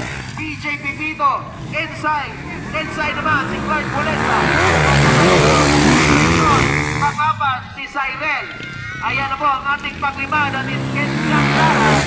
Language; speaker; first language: Filipino; non-native, local second language; Cebuano